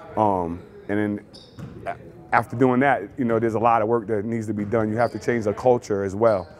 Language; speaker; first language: English; native; English